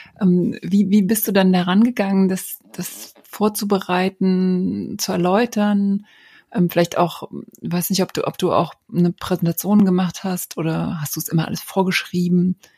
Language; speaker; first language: German; native; German